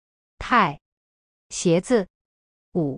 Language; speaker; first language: Chinese; non-native, learner; Japanese